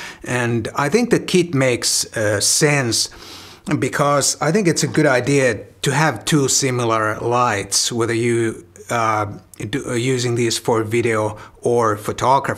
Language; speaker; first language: English; non-native, fluent; Finnish